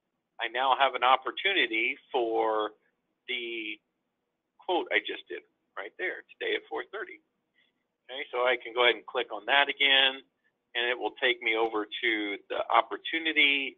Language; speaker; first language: English; native; English